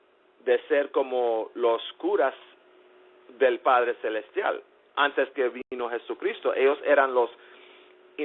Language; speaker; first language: Spanish; early bilingual, heritage; English